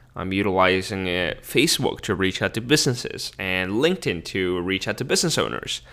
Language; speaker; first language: English; early bilingual, other home language; Spanish